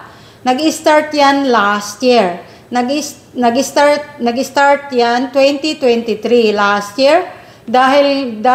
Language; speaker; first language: Filipino; native; Filipino